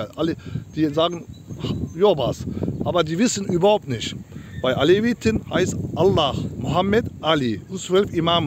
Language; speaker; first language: German; non-native, learner; Turkish